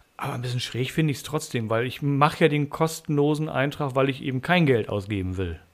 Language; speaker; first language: German; native; German